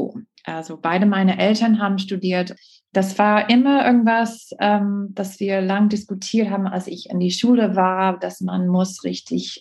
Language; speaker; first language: German; non-native, fluent; English